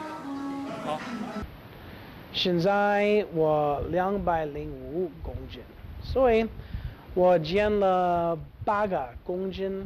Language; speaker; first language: Chinese; non-native, learner; English